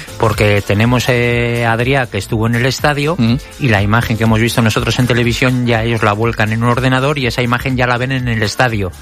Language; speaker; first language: Spanish; native; Spanish